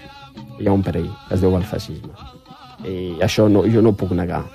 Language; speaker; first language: Catalan; non-native, fluent; Riffian